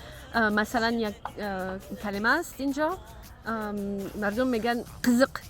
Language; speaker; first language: Persian; non-native, learner; French